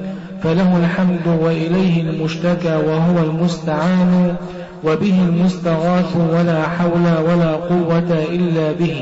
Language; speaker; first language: Arabic; native; Arabic